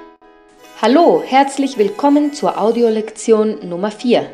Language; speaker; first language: German; non-native, fluent; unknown